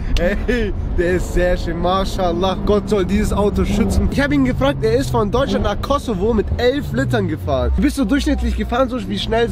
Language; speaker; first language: German; early bilingual, other home language; Turkish